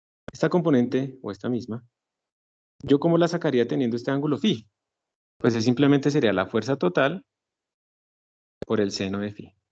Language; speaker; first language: Spanish; native; Spanish